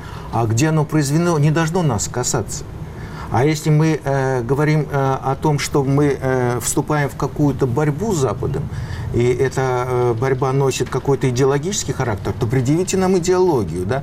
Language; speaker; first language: Russian; native; Russian